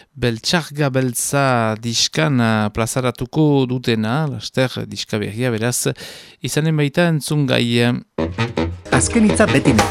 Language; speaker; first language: Basque; native; Basque